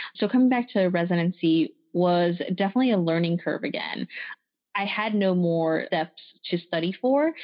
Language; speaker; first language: English; early bilingual, other home language; French